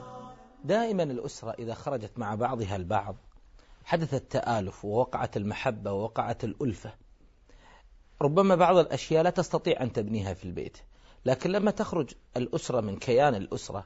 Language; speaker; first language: Arabic; native; Arabic